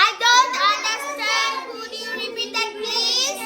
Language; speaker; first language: English; non-native, learner; Bangla